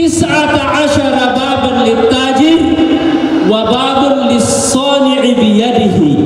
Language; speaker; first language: Indonesian; non-native, local second language; Buginese